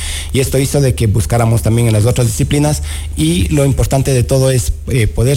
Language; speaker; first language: Spanish; native; Spanish